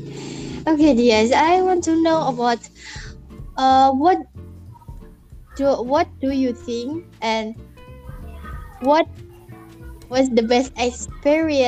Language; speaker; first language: English; non-native, learner; Indonesian